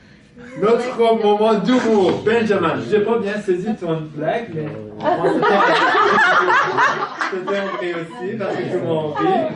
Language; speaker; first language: French; non-native, fluent; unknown